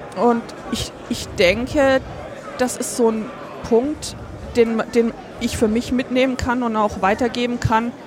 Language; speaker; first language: German; native; German